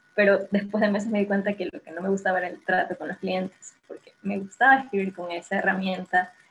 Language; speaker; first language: Spanish; native; Spanish